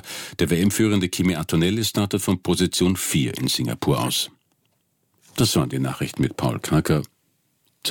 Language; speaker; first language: German; native; German